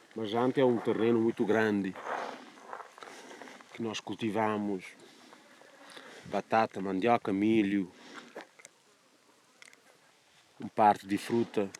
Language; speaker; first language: Portuguese; non-native, local second language; Kabuverdianu